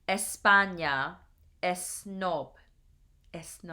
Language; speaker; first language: Spanish; non-native, learner; English